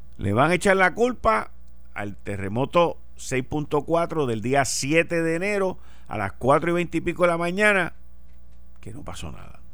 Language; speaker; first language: Spanish; native; Spanish